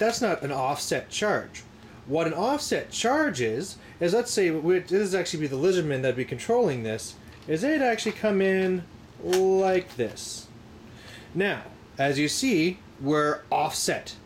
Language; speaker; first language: English; native; English